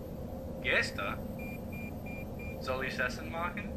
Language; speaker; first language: German; non-native, learner; English